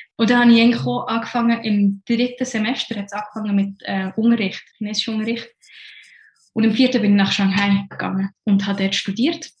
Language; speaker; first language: German; early bilingual, other home language; Arabic